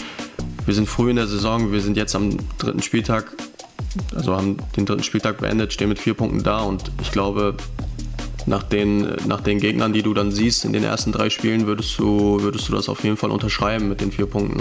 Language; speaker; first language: German; native; German